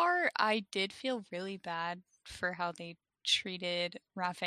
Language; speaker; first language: English; native; English